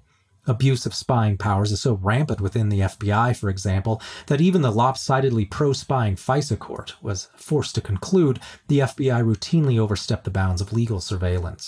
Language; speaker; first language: English; native; English